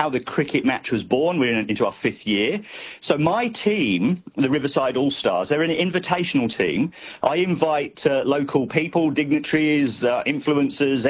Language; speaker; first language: English; native; English